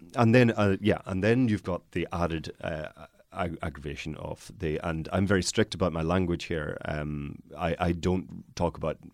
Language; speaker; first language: English; native; English